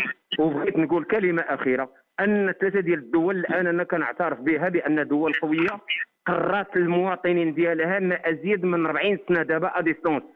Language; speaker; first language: Arabic; native; Arabic